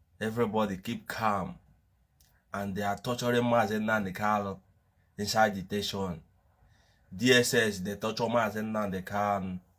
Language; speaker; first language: Nigerian Pidgin; non-native, local second language; Igbo